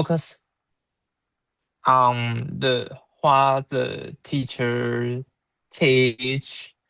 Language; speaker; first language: English; non-native, learner; Chinese